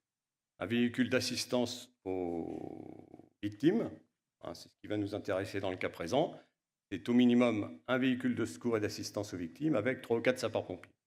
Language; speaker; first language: French; native; French